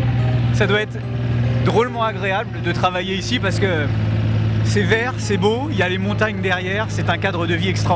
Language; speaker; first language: French; native; French